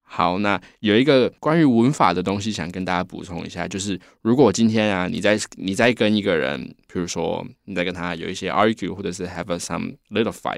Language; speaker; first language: Chinese; native; Chinese